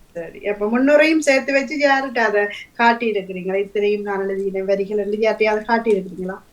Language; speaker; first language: Tamil; native; Tamil